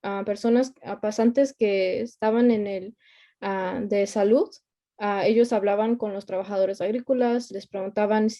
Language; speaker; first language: Spanish; early bilingual, heritage; Spanish